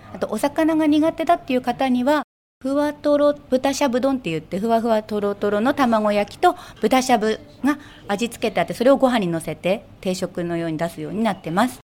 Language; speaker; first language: Japanese; native; Japanese